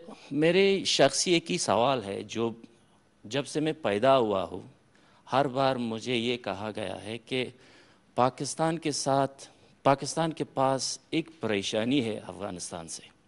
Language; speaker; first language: Hindi; non-native, fluent; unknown